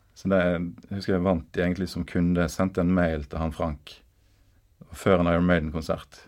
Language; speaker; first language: Norwegian; native; Norwegian